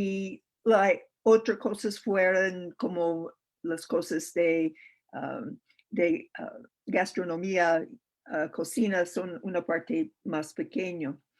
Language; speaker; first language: Spanish; non-native, learner; English